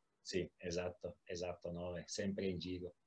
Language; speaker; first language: Italian; non-native, learner; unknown